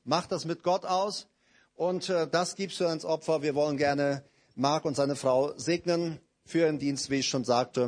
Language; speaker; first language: German; native; German